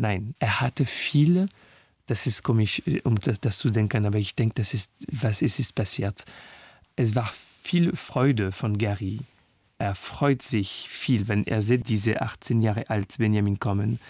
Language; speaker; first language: German; non-native, learner; French